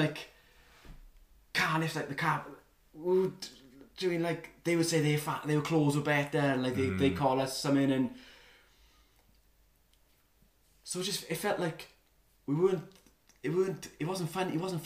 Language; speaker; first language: English; native; English